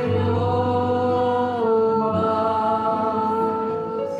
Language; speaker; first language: Spanish; native; Spanish